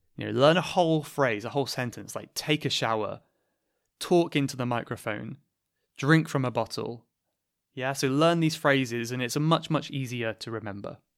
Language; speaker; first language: English; native; English